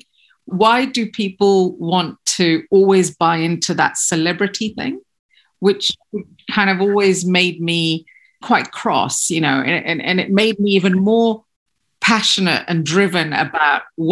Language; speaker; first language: English; non-native, local second language; Kachhi